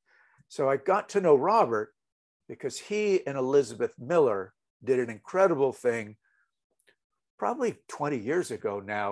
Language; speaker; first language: English; native; English